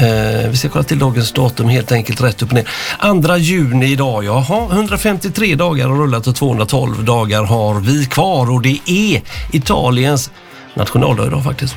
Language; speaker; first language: Swedish; native; Swedish